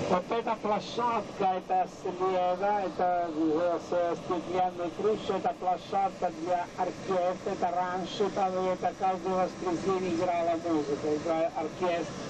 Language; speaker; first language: Russian; non-native, fluent; Italian